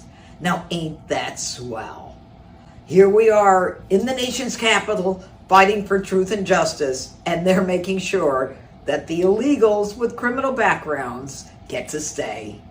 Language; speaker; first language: English; native; English